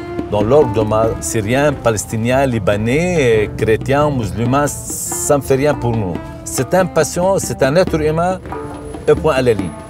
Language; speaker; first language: French; non-native, local second language; Arabic